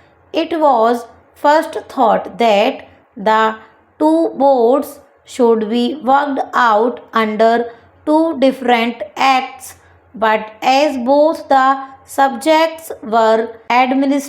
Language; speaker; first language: English; non-native, local second language; Hindi